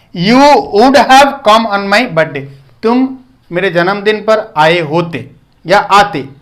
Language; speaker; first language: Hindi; non-native, local second language; Odia